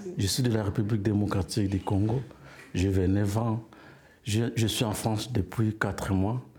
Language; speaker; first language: French; non-native, local second language; Lingala